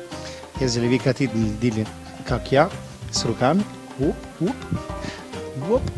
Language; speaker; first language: Russian; non-native, learner; Italian